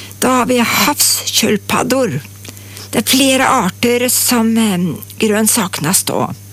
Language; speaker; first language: Swedish; native; Swedish